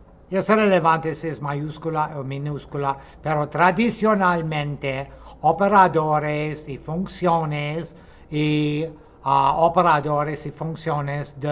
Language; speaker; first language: Spanish; non-native, fluent; English